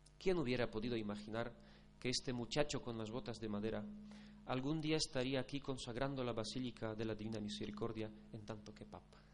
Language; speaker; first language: Spanish; non-native, fluent; Polish